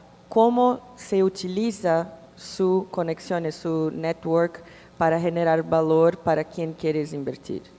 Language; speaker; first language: Spanish; non-native, fluent; Portuguese